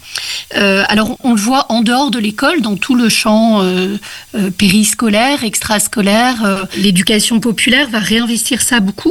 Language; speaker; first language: French; native; French